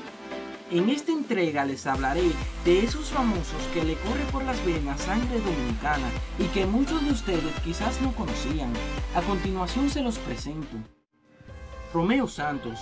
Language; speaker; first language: Spanish; native; Spanish